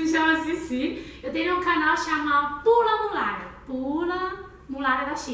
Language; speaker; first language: Portuguese; non-native, learner; Chinese